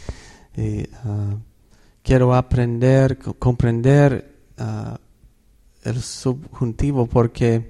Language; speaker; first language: Spanish; non-native, fluent; English